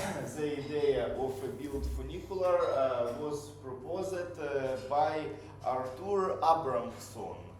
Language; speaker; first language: English; non-native, learner; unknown